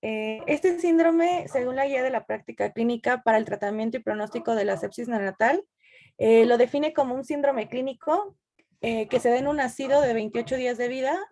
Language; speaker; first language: Spanish; native; Spanish